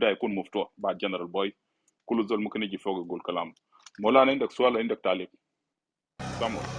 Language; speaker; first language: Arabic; non-native, local second language; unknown